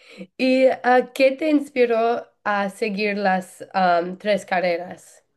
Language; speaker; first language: Spanish; non-native, learner; English